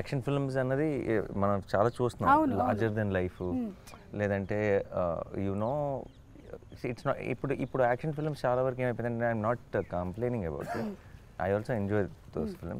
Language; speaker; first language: Telugu; native; Telugu